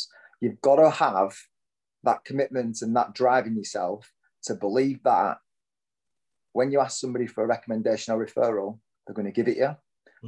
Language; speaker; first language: English; native; English